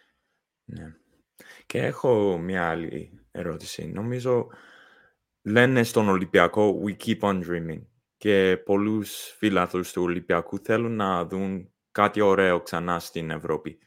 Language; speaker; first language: Greek; non-native, learner; English